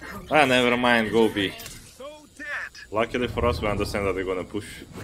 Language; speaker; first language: English; non-native, fluent; Russian